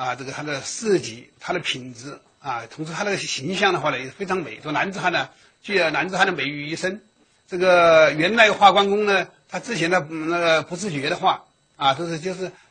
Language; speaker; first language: Chinese; native; Chinese